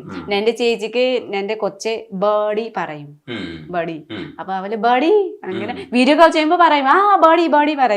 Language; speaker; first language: Malayalam; non-native, learner; Nepali